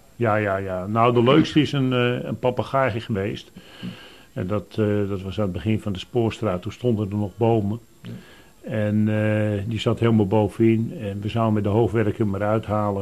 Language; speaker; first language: Dutch; native; Dutch